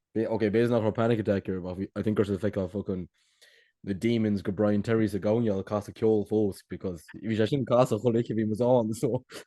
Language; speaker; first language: Irish; native; Irish